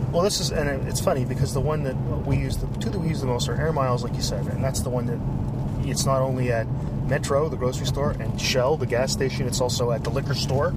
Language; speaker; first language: English; native; English